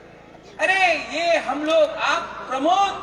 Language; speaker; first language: Hindi; non-native, local second language; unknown